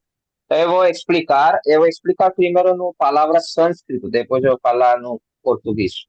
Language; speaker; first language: Portuguese; non-native, learner; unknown